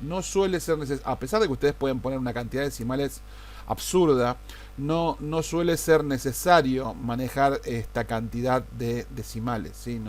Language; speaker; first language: Spanish; native; Spanish